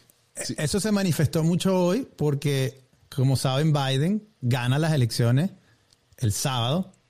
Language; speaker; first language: Spanish; native; Spanish